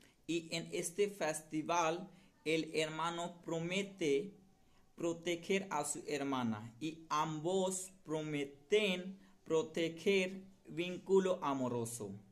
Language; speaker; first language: Spanish; non-native, learner; Hindi